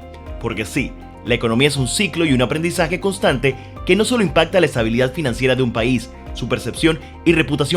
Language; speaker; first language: Spanish; native; Spanish